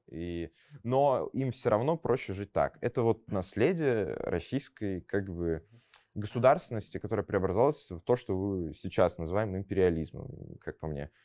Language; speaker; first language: Russian; native; Russian